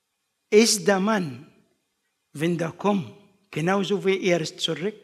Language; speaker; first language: German; non-native, learner; Arabic